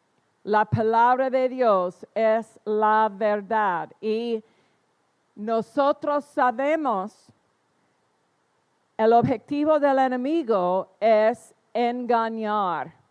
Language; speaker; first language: Spanish; non-native, fluent; English